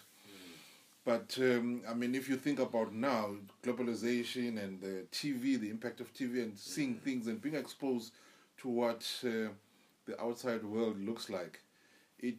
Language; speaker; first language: English; non-native, local second language; Zulu